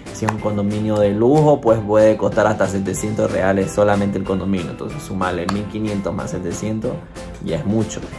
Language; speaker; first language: Spanish; native; Spanish